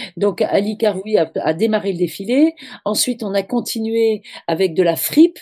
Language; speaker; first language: French; native; French